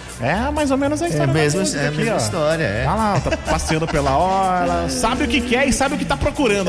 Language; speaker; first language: Portuguese; native; Portuguese